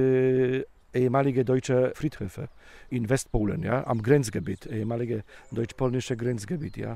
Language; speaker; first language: German; non-native, learner; Polish